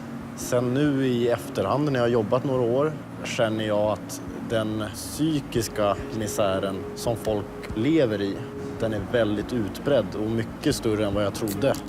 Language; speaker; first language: Swedish; native; Swedish